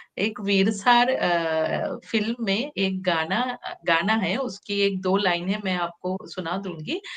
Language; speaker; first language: Hindi; non-native, fluent; Sinhala